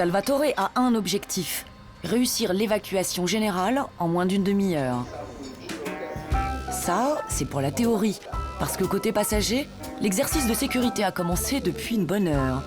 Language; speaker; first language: French; native; French